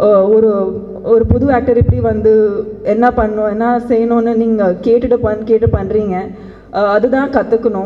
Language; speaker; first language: Tamil; non-native, learner; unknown